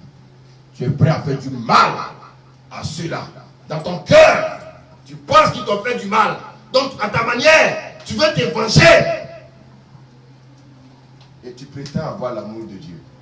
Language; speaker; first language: French; native; French